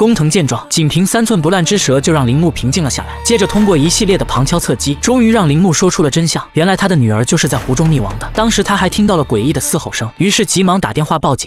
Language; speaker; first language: Chinese; native; Chinese